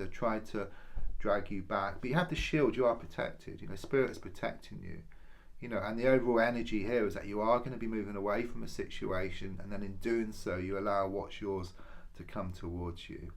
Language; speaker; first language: English; native; English